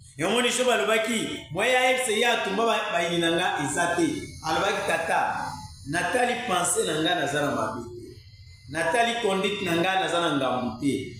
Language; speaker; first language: Lingala; non-native, local second language; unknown